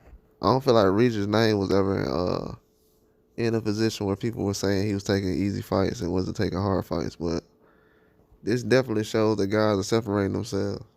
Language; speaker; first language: English; native; English